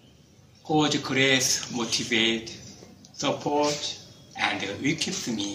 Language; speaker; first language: English; non-native, fluent; Korean